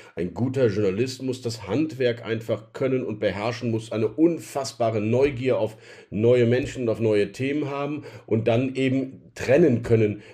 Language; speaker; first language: German; native; German